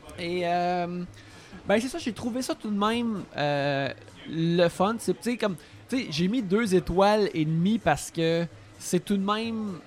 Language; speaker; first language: French; native; French